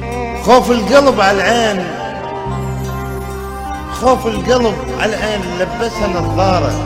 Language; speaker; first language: Arabic; native; Arabic